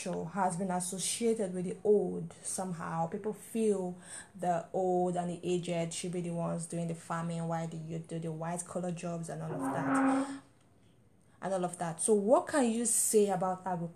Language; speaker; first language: English; non-native, local second language; Igbo